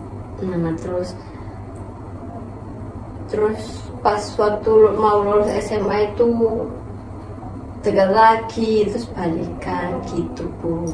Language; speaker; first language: Indonesian; native; Indonesian